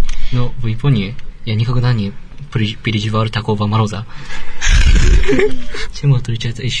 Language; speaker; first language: Russian; non-native, learner; Japanese